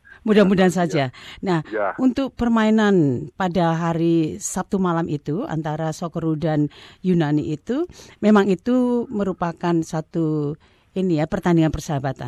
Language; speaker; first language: Indonesian; native; Indonesian